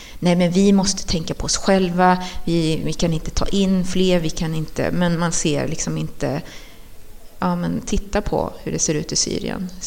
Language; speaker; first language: Swedish; early bilingual, other home language; Spanish